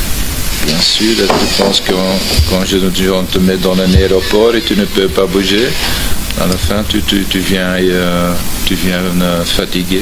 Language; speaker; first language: French; non-native, local second language; Dutch